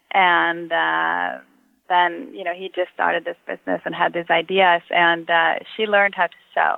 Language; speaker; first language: English; non-native, fluent; Swedish